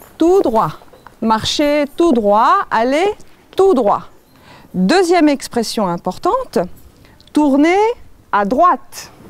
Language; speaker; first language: French; native; French